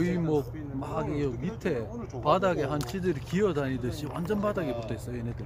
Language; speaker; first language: Korean; native; Korean